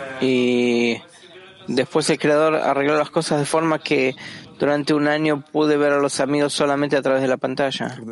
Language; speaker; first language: Spanish; non-native, fluent; Italian